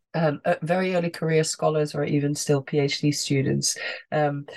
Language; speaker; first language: English; non-native, fluent; Dutch